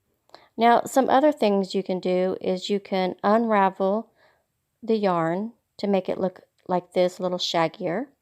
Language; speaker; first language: English; native; English